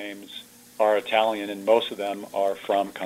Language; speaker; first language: English; early bilingual, other home language; Italian